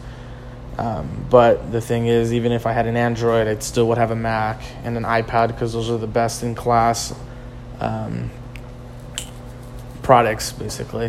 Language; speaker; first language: English; native; English